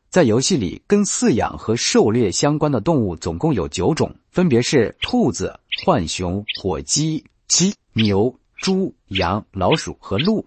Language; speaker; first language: Chinese; native; Chinese